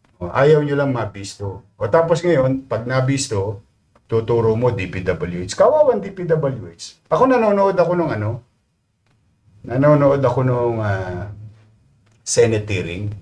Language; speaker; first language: Filipino; native; Filipino